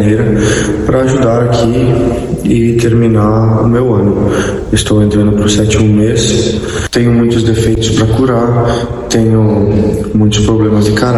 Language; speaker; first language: Portuguese; native; Portuguese